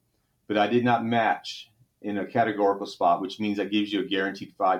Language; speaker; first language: English; native; English